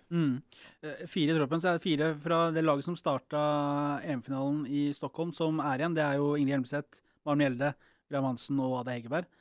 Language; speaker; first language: Norwegian; native; Norwegian